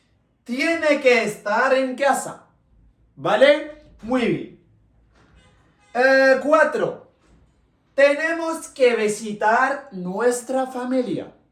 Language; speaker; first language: Spanish; non-native, local second language; Arabic